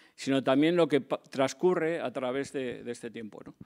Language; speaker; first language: Spanish; native; Spanish